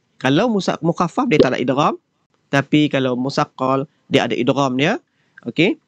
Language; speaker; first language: Malay; native; Malay